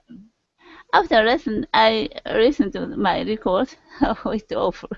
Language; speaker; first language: English; non-native, learner; Japanese